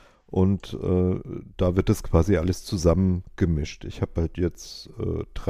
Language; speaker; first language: German; native; German